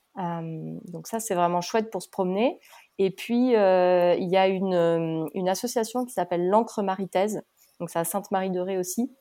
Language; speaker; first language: French; native; French